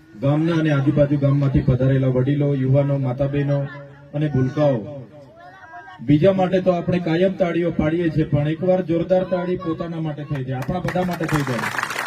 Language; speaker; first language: Gujarati; non-native, local second language; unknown